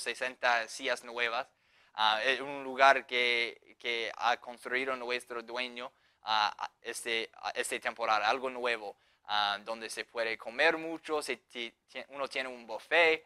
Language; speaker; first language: Spanish; non-native, fluent; English